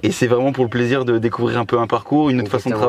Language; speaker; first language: French; native; French